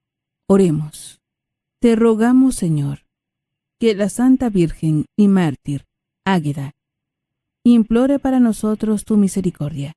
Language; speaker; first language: Spanish; native; Spanish